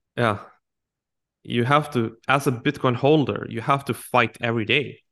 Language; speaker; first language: English; non-native, fluent; Swedish